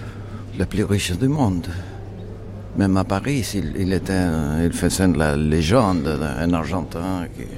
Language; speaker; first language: French; non-native, fluent; Spanish